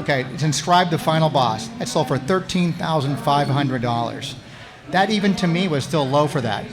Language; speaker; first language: English; native; English